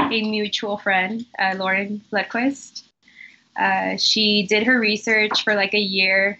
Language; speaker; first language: English; early bilingual, other home language; Spanish